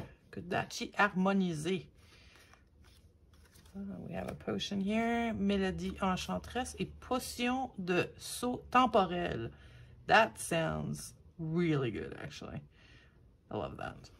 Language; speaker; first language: English; non-native, local second language; French